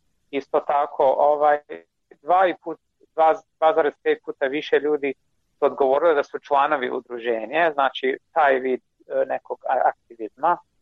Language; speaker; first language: Croatian; non-native, fluent; English